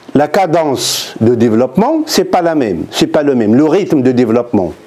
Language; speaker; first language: French; non-native, local second language; Arabic